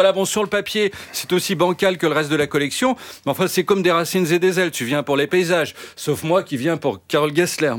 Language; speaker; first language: French; native; French